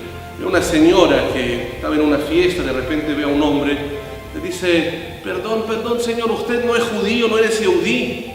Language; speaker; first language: Spanish; native; Spanish